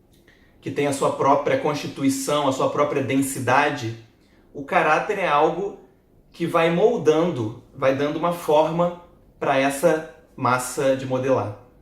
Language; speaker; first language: Portuguese; native; Portuguese